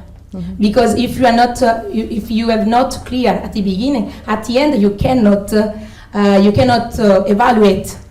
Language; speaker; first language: English; non-native, fluent; Italian